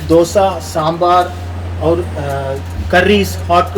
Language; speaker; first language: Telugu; non-native, learner; Tamil